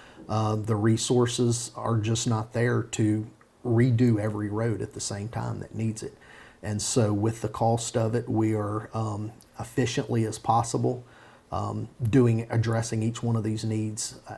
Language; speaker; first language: English; native; English